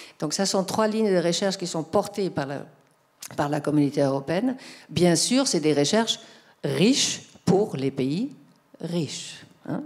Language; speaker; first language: French; non-native, fluent; German